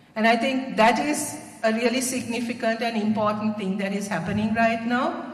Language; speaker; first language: English; non-native, local second language; Sinhala